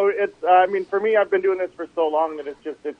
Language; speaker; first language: English; native; English